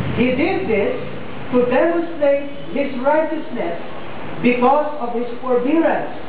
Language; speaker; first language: English; non-native, local second language; Filipino